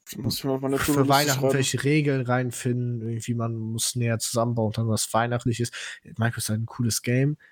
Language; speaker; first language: German; non-native, fluent; Polish